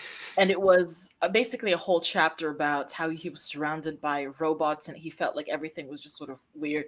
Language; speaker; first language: English; native; English